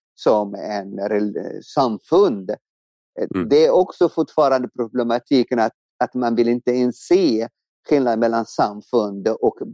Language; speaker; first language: Swedish; non-native, fluent; Arabic